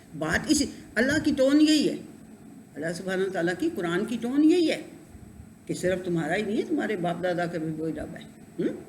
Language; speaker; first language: Urdu; non-native, local second language; Punjabi